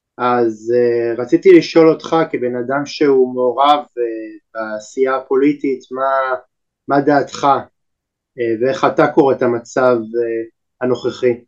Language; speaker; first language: Hebrew; native; Hebrew